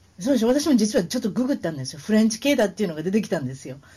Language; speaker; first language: Japanese; native; Japanese